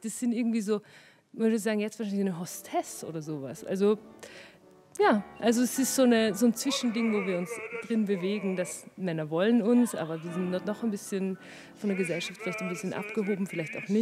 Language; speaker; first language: German; native; German